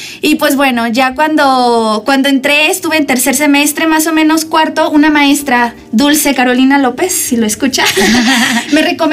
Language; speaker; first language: Spanish; native; Spanish